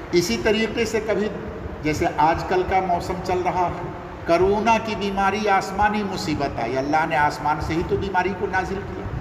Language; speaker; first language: Urdu; non-native, local second language; Bangla